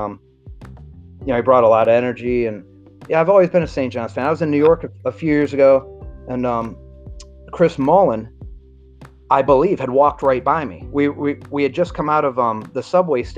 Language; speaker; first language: English; native; English